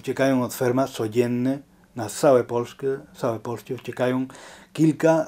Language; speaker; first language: Polish; non-native, learner; Spanish